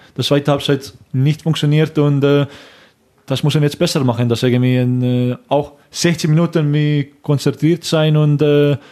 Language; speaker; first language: German; non-native, learner; Estonian